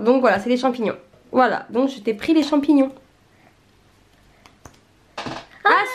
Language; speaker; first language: French; native; French